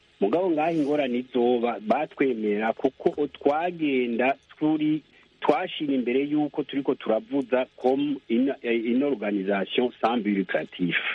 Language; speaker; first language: Rundi; native; Rundi